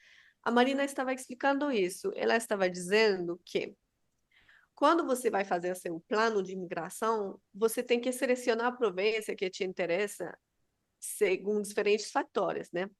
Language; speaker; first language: Portuguese; non-native, fluent; Spanish